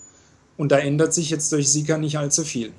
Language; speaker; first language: German; native; German